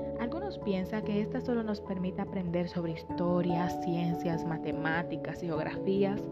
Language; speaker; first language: Spanish; native; Spanish